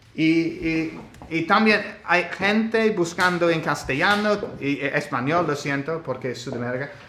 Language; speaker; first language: Spanish; non-native, learner; English